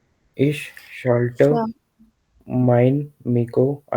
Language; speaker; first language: German; non-native, learner; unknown